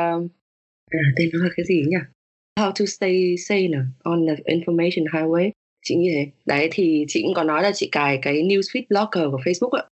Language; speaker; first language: Vietnamese; native; Vietnamese